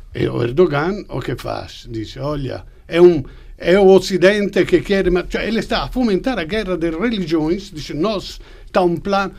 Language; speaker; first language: Portuguese; non-native, fluent; Italian